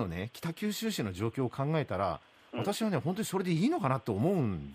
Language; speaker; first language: Japanese; native; Japanese